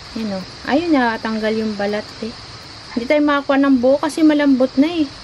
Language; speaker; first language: Filipino; non-native, local second language; Iloko